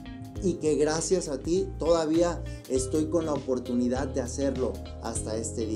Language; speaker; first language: Spanish; native; Spanish